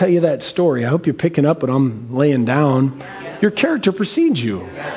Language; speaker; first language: English; native; English